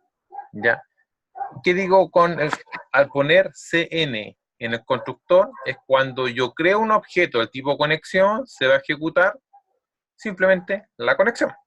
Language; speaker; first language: Spanish; native; Spanish